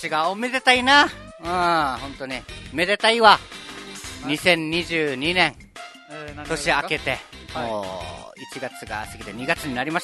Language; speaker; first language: Japanese; native; Japanese